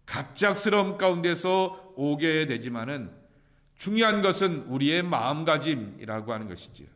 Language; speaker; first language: Korean; native; Korean